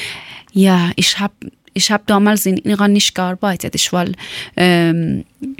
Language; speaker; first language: German; non-native, learner; Persian